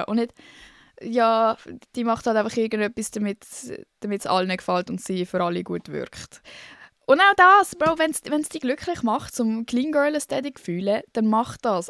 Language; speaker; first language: German; native; German